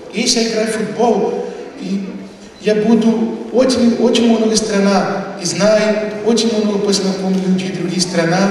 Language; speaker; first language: Russian; non-native, learner; Portuguese